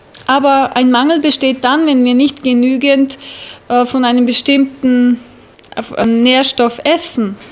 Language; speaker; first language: German; native; German